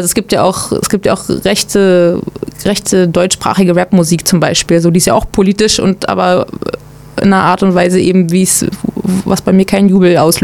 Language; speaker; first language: German; native; German